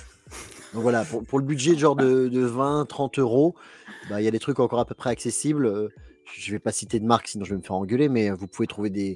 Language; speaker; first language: French; native; French